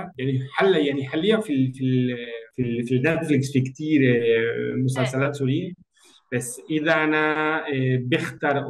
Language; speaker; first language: Arabic; non-native, learner; Spanish